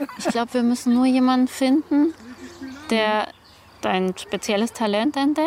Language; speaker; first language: German; early bilingual, other home language; Persian